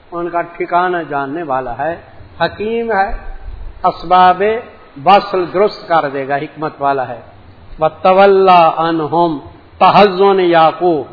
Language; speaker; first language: Urdu; native; Urdu